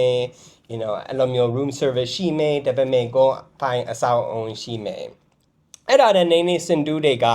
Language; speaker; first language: Burmese; non-native, fluent; English